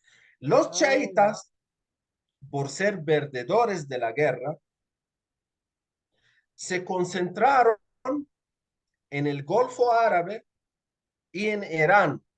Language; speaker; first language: Spanish; non-native, fluent; Arabic